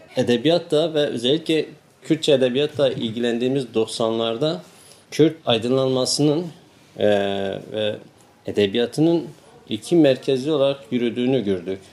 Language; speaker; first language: Turkish; non-native, local second language; Kurdish